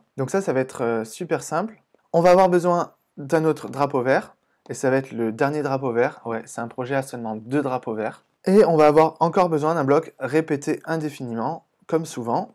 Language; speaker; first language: French; native; French